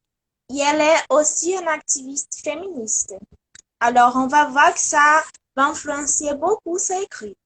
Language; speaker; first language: French; non-native, learner; Portuguese